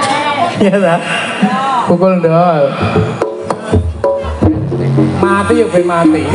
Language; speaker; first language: Indonesian; non-native, local second language; Javanese